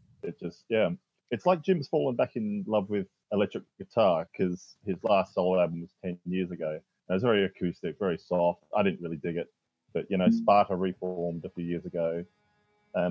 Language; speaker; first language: English; native; English